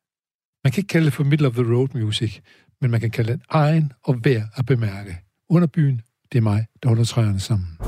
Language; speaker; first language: Danish; native; Danish